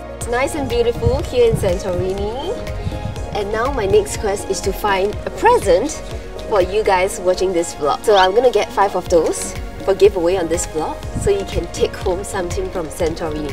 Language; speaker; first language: English; non-native, local second language; Chinese